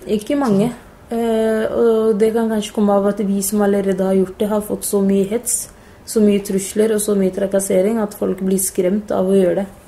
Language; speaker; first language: Norwegian; early bilingual, other home language; Somali